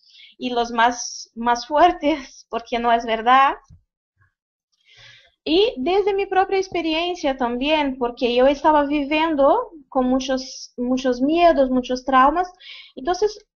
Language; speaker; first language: Spanish; non-native, fluent; Portuguese